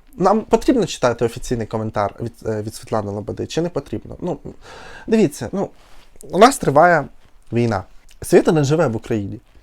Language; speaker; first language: Ukrainian; non-native, local second language; Russian